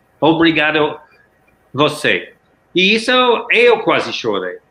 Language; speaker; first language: Portuguese; non-native, learner; English